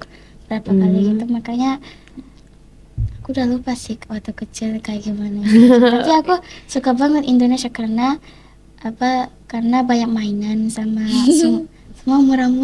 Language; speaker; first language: Indonesian; early bilingual, heritage; Indonesian